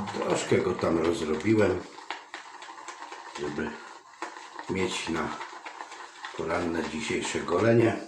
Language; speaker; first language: Polish; native; Polish